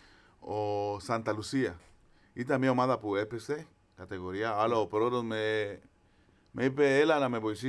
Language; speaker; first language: Greek; non-native, fluent; Spanish